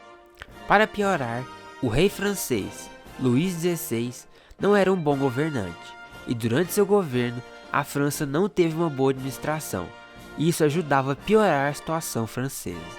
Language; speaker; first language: Portuguese; native; Portuguese